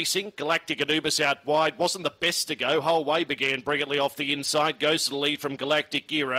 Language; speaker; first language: English; native; English